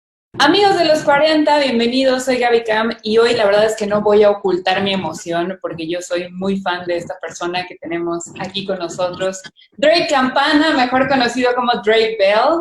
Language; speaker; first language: Spanish; native; Spanish